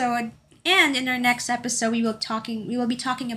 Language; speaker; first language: English; non-native, local second language; Cebuano